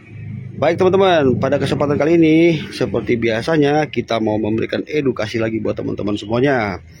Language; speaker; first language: Indonesian; native; Indonesian